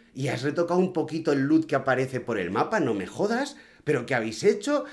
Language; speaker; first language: Spanish; native; Spanish